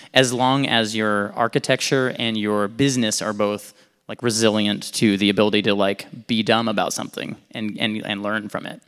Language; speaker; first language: English; native; English